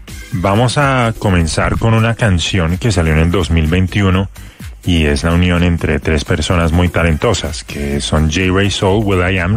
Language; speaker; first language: Spanish; native; Spanish